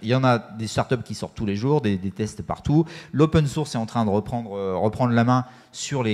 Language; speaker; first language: French; native; French